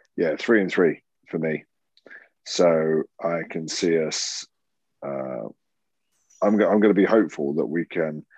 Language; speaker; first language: English; native; English